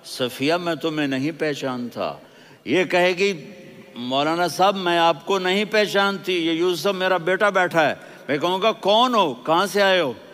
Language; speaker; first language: Urdu; non-native, local second language; Punjabi